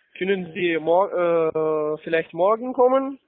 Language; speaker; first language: German; non-native, learner; Russian